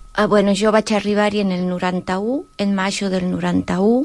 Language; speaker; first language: Catalan; non-native, learner; Spanish